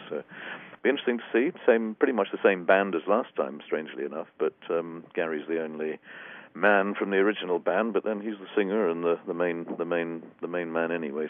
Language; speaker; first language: English; native; English